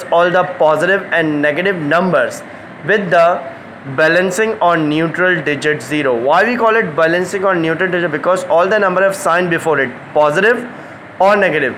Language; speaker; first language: English; non-native, local second language; Hindi